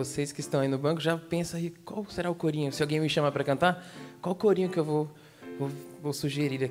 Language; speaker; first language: Portuguese; native; Portuguese